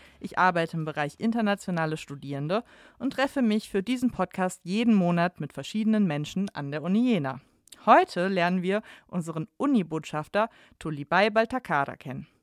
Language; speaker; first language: German; native; German